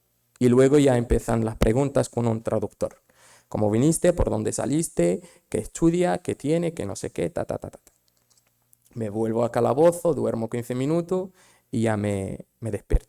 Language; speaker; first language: Spanish; non-native, fluent; Arabic